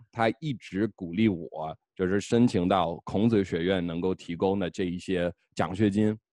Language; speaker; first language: Chinese; non-native, fluent; English